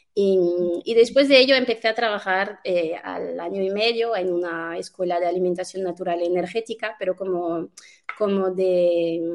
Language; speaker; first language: Spanish; non-native, fluent; French